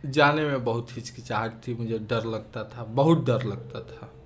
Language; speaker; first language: Hindi; native; Hindi